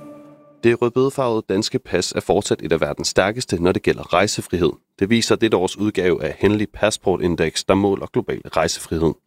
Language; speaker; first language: Danish; native; Danish